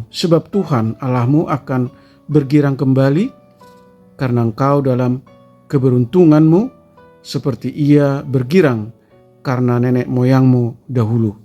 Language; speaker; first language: Indonesian; native; Indonesian